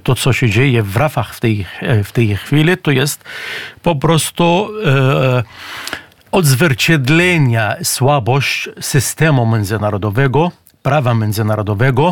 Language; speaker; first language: Polish; non-native, fluent; Arabic